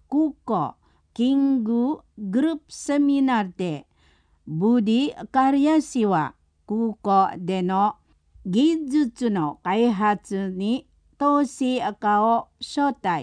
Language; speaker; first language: Japanese; non-native, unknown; Indonesian